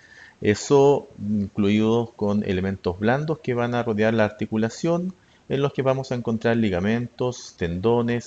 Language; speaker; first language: Spanish; native; Spanish